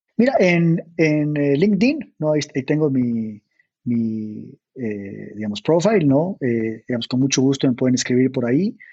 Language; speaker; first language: Spanish; native; Spanish